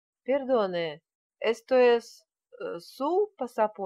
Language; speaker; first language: Spanish; non-native, learner; Russian